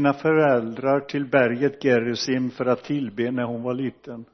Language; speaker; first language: Swedish; native; Swedish